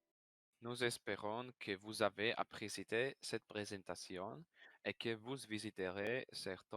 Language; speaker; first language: French; non-native, learner; Slovak